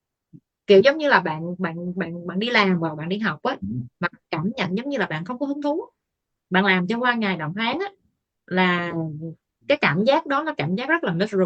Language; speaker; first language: Vietnamese; native; Vietnamese